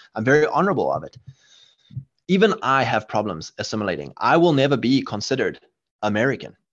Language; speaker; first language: English; native; English